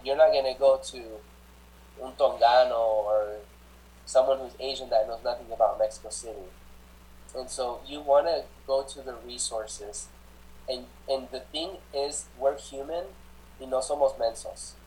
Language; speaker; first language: English; early bilingual, other home language; Spanish